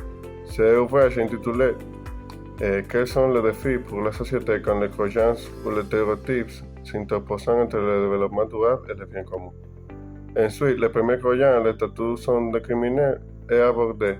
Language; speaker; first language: French; non-native, learner; Spanish